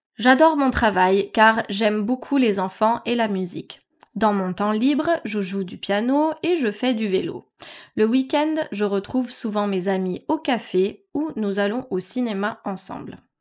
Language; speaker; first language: French; native; French